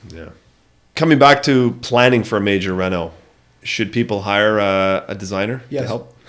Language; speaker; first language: English; native; English